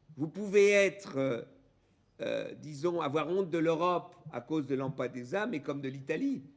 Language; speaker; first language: French; early bilingual, other home language; German